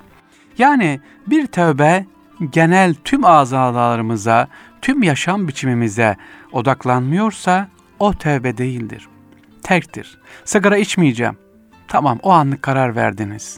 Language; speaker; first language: Turkish; native; Turkish